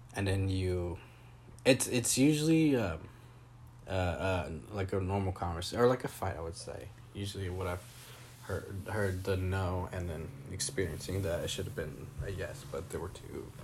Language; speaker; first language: English; native; English